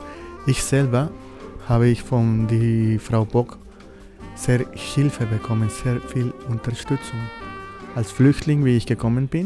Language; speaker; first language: German; non-native, fluent; Spanish